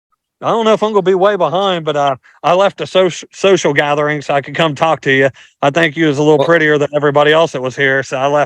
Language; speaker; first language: English; native; English